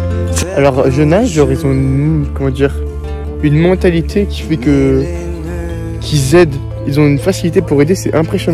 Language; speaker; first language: French; native; French